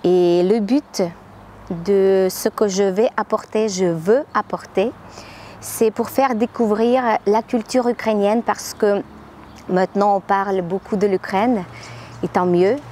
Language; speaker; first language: French; non-native, fluent; Ukrainian